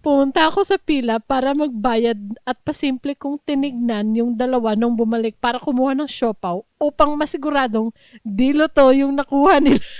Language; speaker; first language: Filipino; non-native, local second language; Cebuano